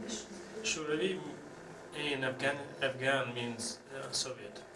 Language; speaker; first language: English; non-native, fluent; Russian